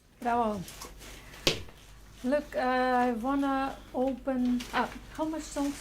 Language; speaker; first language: English; non-native, learner; Russian